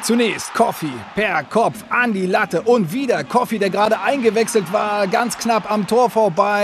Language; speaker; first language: German; native; German